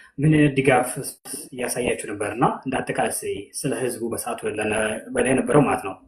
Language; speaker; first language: Amharic; non-native, local second language; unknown